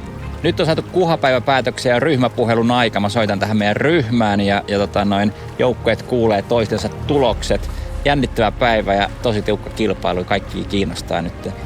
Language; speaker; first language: Finnish; native; Finnish